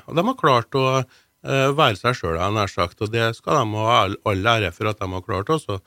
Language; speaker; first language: Norwegian; native; Norwegian